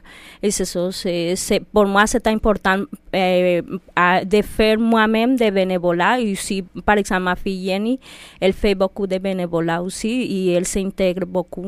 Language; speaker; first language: French; non-native, fluent; Spanish